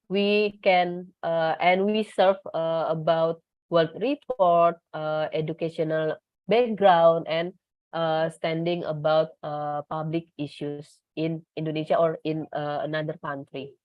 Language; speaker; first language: English; non-native, learner; Indonesian